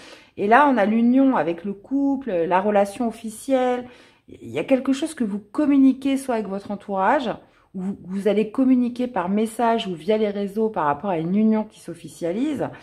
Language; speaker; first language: French; native; French